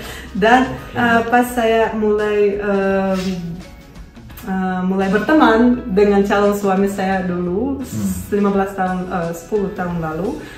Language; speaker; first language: Indonesian; non-native, fluent; Russian